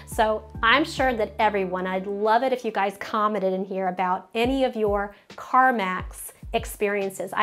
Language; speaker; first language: English; native; English